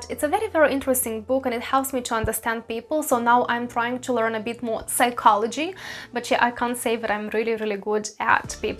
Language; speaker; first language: English; non-native, fluent; Russian